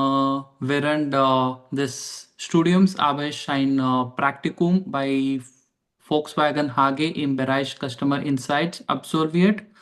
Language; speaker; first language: German; non-native, fluent; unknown